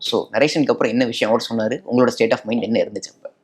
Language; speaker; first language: Tamil; native; Tamil